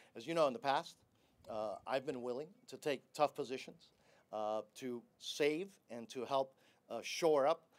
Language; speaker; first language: English; early bilingual, other home language; Spanish